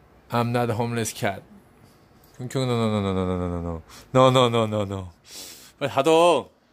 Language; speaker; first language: English; non-native, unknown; Korean